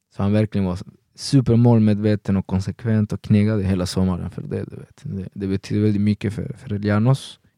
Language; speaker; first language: Swedish; non-native, fluent; Spanish